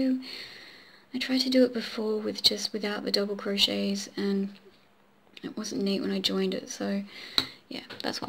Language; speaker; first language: English; native; English